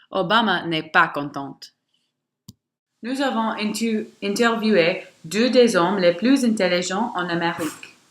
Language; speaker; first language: French; non-native, learner; English